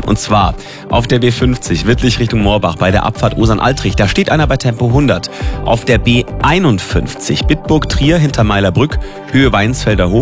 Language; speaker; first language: German; native; German